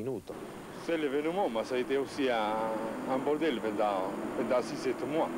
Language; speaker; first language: French; non-native, fluent; Italian